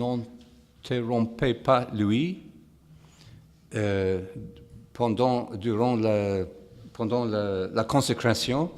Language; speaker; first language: French; non-native, fluent; English